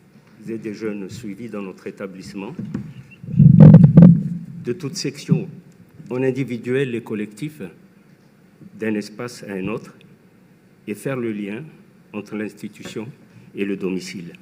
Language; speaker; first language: French; native; French